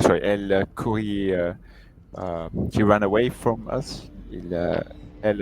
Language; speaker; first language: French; non-native, learner; English